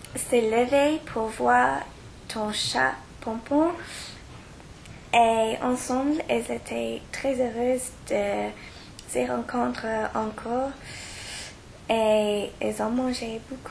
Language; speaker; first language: French; non-native, learner; English